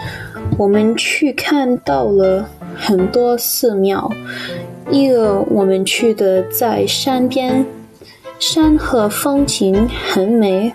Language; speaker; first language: Chinese; non-native, learner; English